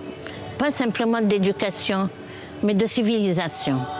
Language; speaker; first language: French; non-native, fluent; Arabic